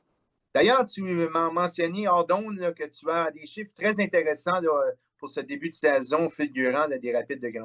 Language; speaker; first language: French; native; French